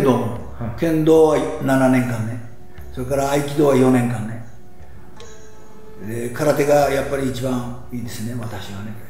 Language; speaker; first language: Japanese; native; Japanese